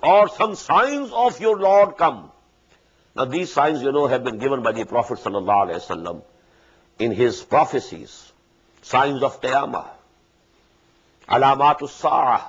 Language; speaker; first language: English; non-native, local second language; Urdu